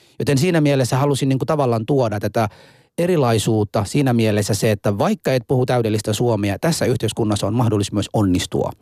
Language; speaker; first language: Finnish; non-native, fluent; Arabic